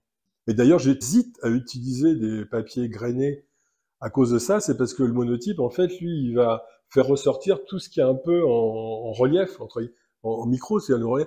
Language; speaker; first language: French; native; French